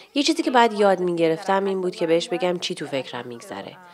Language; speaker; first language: Persian; native; Persian